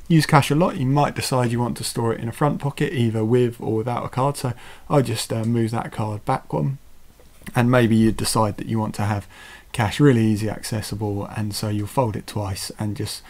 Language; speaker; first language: English; native; English